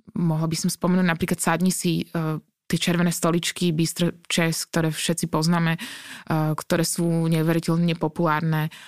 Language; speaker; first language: Slovak; native; Slovak